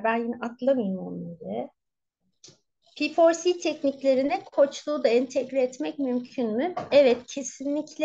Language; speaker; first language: Turkish; native; Turkish